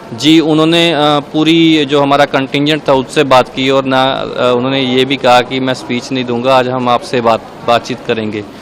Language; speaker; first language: Hindi; native; Hindi